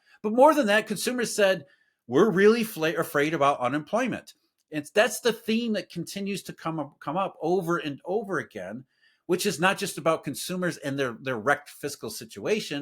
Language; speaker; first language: English; native; English